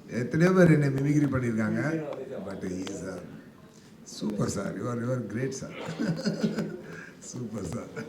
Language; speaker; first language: Tamil; native; Tamil